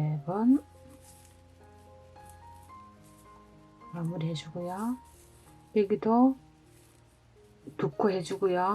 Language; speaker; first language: Korean; native; Korean